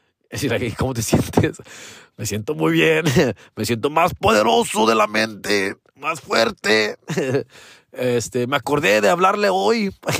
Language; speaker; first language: Spanish; early bilingual, heritage; Spanish